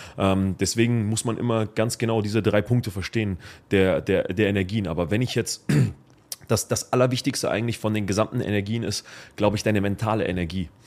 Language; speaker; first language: German; early bilingual, other home language; Arabic